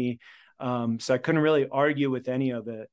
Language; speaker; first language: English; early bilingual, other home language; Polish